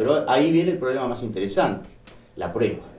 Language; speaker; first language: Spanish; native; Spanish